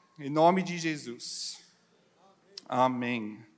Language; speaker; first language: Portuguese; non-native, learner; English